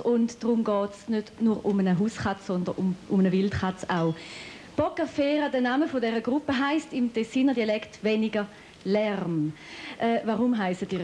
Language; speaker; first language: German; native; German